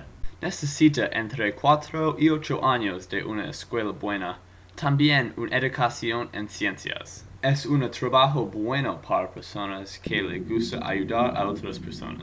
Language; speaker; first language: Spanish; non-native, learner; English